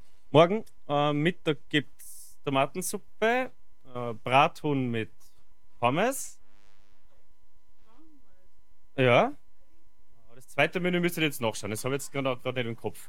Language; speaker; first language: German; native; German